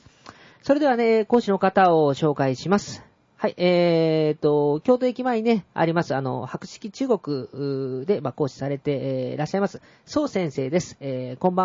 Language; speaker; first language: Japanese; native; Japanese